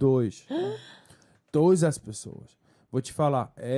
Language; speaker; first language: Portuguese; non-native, fluent; French